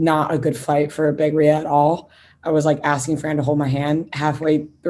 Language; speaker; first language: English; native; English